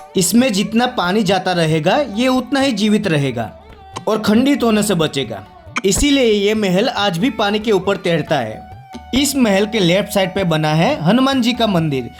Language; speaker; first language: Hindi; non-native, local second language; Gujarati